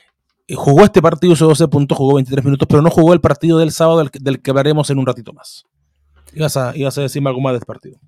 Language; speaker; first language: Spanish; native; Spanish